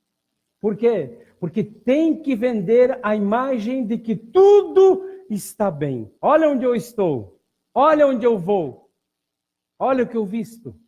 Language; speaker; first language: Portuguese; native; Portuguese